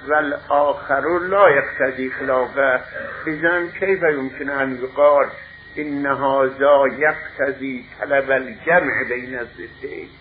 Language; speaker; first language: Arabic; non-native, fluent; Persian